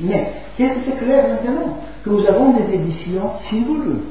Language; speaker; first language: French; non-native, fluent; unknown